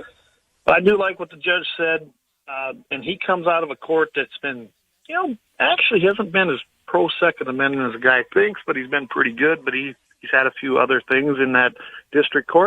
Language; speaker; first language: English; native; English